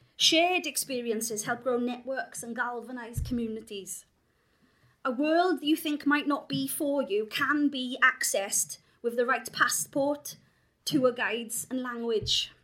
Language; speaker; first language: English; native; English